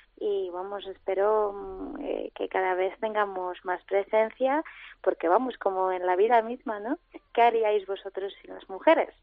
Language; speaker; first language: Spanish; non-native, fluent; Polish